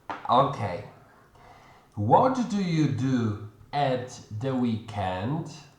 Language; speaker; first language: English; non-native, fluent; Polish